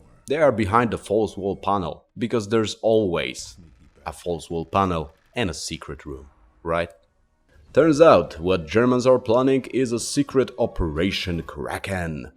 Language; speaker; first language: English; non-native, fluent; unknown